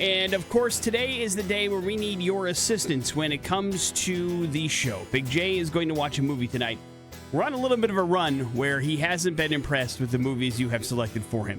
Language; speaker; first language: English; native; English